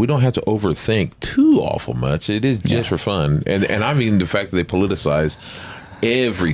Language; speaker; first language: English; native; English